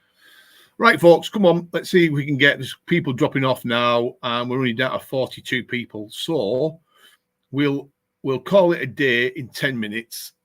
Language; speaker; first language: English; native; English